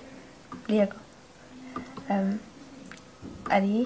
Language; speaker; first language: Spanish; non-native, learner; English